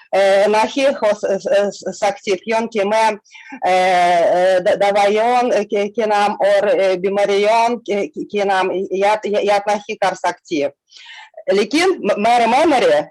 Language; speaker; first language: Hindi; non-native, learner; Russian